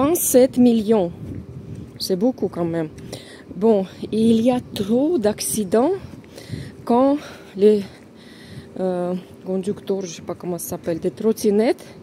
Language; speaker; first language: French; non-native, fluent; Russian